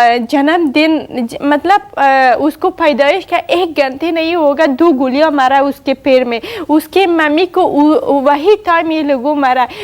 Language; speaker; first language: Hindi; non-native, learner; Persian